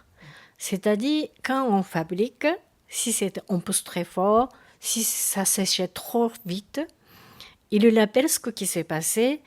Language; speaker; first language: French; non-native, learner; Japanese